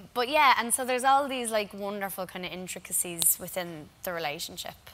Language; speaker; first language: English; native; English